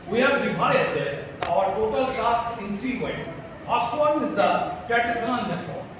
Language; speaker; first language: English; non-native, local second language; Bangla